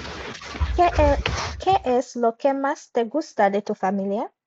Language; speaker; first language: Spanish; non-native, fluent; English